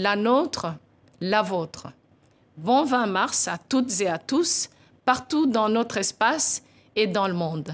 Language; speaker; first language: French; non-native, local second language; Kinyarwanda